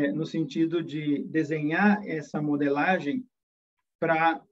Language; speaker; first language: Portuguese; native; Portuguese